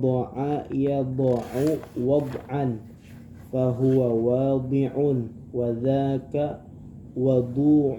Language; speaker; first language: Arabic; non-native, learner; Indonesian